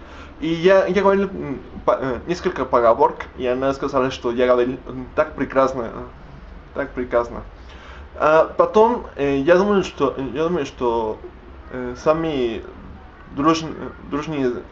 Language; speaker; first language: Russian; non-native, learner; Spanish